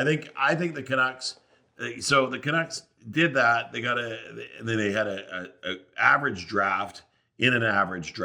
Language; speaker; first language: English; native; English